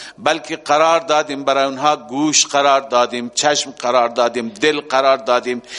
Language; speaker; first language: Persian; native; Persian